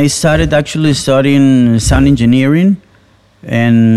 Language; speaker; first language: English; non-native, fluent; Spanish